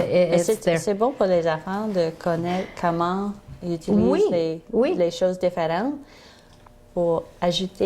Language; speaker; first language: French; non-native, learner; English